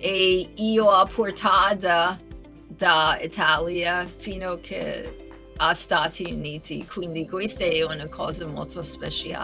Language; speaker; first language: Italian; non-native, learner; English